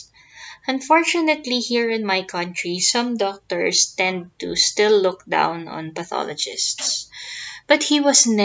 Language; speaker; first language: English; non-native, local second language; Filipino